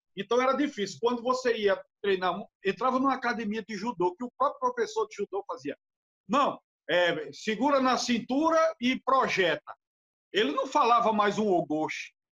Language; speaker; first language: Portuguese; native; Portuguese